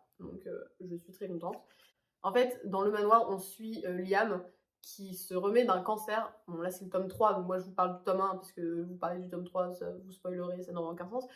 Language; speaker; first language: French; native; French